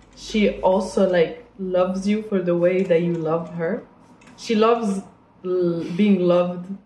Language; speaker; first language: English; non-native, fluent; Italian